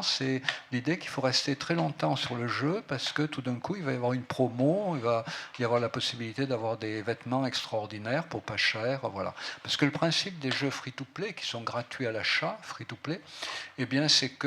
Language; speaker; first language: French; native; French